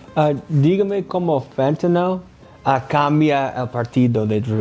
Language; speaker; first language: Spanish; non-native, learner; English